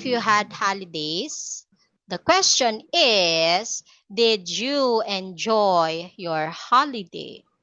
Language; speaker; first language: English; non-native, fluent; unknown